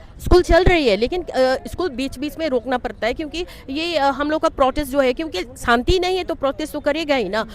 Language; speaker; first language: Hindi; non-native, local second language; Manipuri